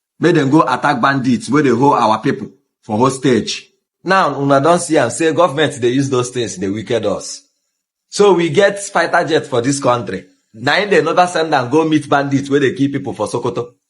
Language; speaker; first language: Nigerian Pidgin; non-native, local second language; Igbo